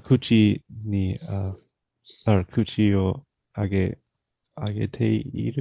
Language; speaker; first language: Japanese; non-native, learner; English